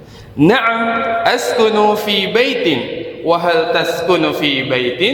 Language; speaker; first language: Arabic; non-native, fluent; Indonesian